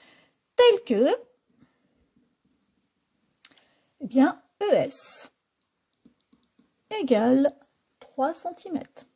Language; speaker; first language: French; native; French